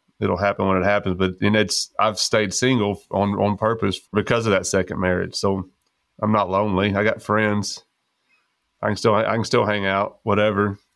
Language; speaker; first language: English; native; English